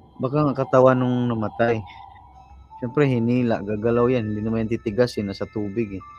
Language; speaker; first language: Filipino; non-native, local second language; Cebuano